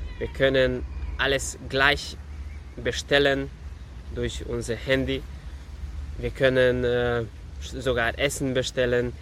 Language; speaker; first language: German; non-native, fluent; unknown